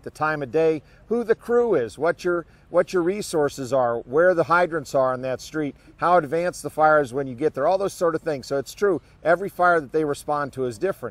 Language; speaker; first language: English; native; English